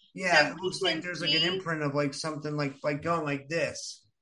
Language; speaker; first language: English; early bilingual, other home language; Arabic